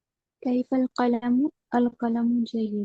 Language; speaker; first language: Arabic; non-native, learner; Urdu